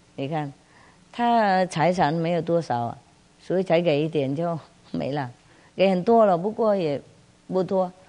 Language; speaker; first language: Chinese; non-native, fluent; Vietnamese